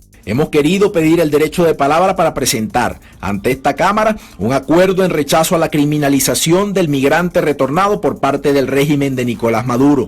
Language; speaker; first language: Spanish; native; Spanish